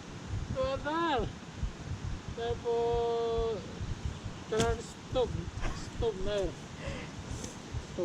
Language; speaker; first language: Norwegian; early bilingual, other home language; Filipino